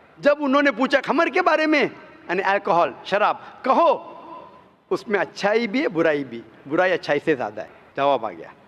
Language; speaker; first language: Hindi; non-native, local second language; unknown